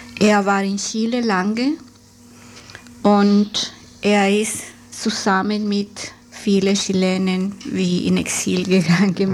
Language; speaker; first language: German; non-native, fluent; Spanish